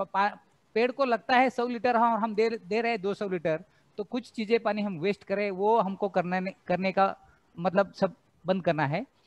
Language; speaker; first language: Hindi; non-native, local second language; Marathi